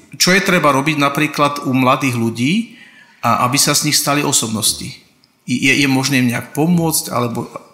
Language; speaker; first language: Slovak; native; Slovak